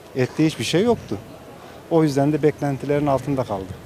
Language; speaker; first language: Turkish; native; Turkish